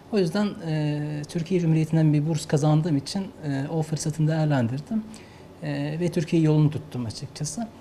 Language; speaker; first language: Turkish; non-native, fluent; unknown